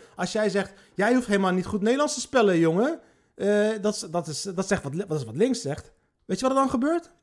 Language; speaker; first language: Dutch; early bilingual, other home language; Turkish